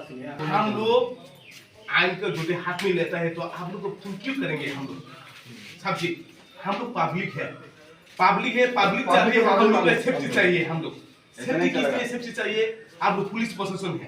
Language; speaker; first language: Hindi; non-native, local second language; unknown